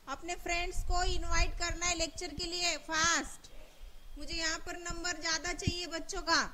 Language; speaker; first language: Hindi; non-native, local second language; Marathi